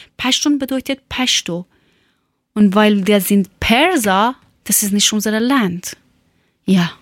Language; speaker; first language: German; non-native, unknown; Persian